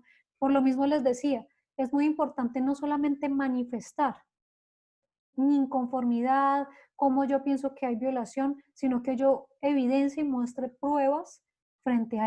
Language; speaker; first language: Spanish; native; Spanish